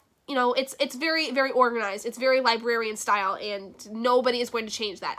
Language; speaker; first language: English; native; English